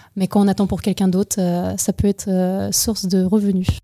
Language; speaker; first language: French; non-native, fluent; Ukrainian